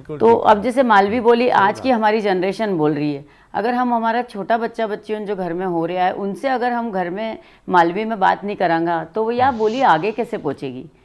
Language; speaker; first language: Hindi; native; Hindi